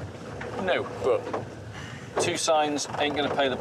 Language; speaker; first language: English; native; English